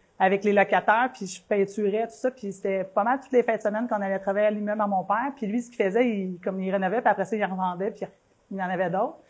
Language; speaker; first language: French; native; French